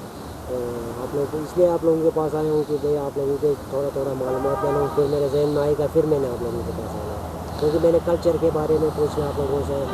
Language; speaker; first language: Urdu; non-native, local second language; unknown